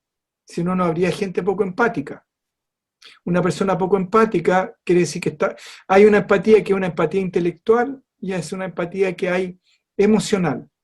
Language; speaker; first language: Spanish; native; Spanish